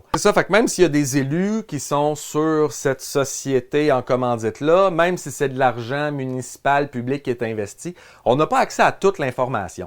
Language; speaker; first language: French; native; French